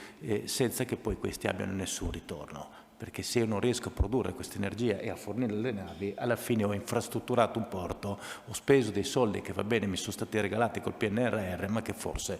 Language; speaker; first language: Italian; native; Italian